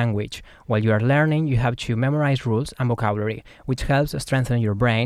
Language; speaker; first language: English; non-native, fluent; Spanish